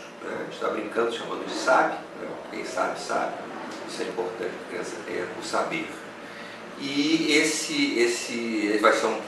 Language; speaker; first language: Portuguese; native; Portuguese